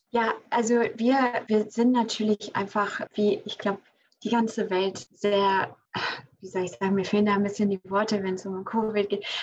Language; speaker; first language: German; early bilingual, other home language; English